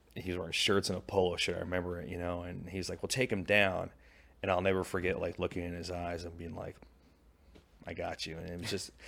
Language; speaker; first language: English; native; English